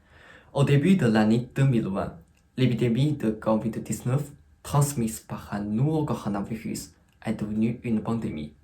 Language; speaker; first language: French; non-native, fluent; Chinese